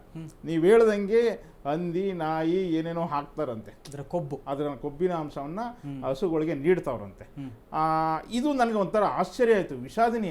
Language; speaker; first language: Kannada; native; Kannada